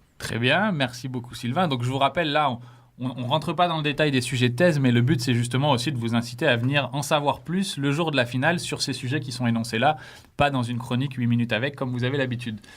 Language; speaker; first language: French; native; French